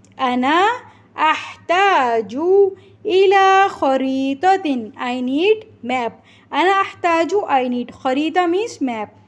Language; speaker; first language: Arabic; non-native, fluent; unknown